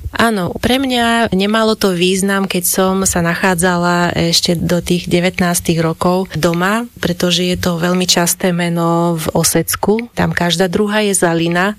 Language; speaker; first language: Slovak; non-native, fluent; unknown